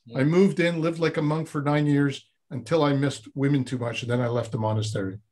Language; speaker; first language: English; native; English